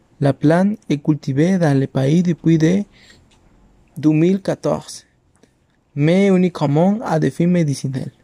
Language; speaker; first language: French; non-native, learner; Spanish